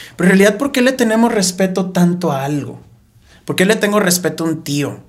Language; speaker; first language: Spanish; native; Spanish